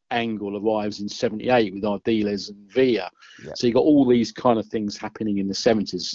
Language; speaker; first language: English; native; English